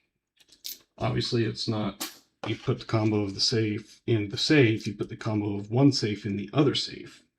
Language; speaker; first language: English; native; English